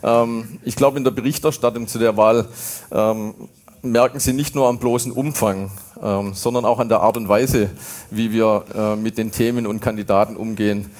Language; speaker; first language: German; native; German